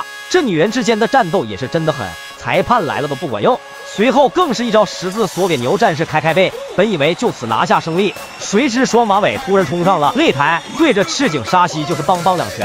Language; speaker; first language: Chinese; native; Chinese